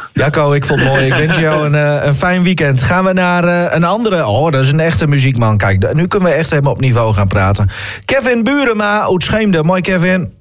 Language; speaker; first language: Dutch; native; Dutch